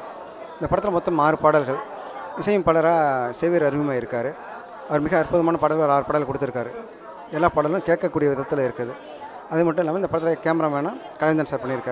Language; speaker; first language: Tamil; native; Tamil